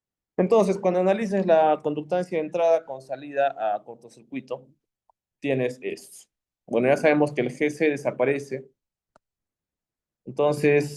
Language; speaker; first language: Spanish; native; Spanish